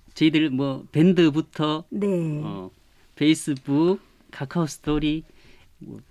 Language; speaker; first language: Korean; native; Korean